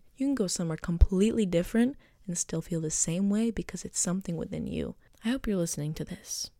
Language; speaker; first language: English; native; English